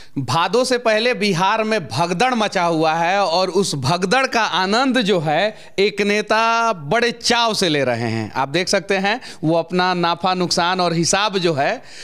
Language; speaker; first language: Hindi; native; Hindi